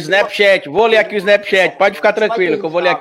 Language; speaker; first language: Portuguese; native; Portuguese